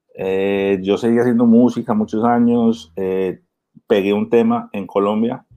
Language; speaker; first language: Spanish; early bilingual, heritage; Spanish